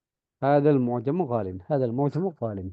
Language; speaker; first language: Arabic; non-native, fluent; Bangla